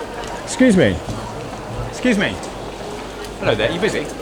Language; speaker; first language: English; native; English